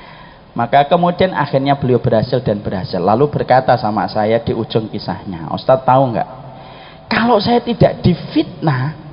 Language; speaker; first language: Indonesian; native; Indonesian